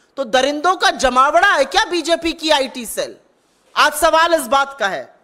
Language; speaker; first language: Hindi; native; Hindi